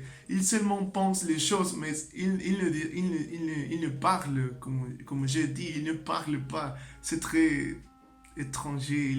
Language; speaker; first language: French; non-native, learner; Spanish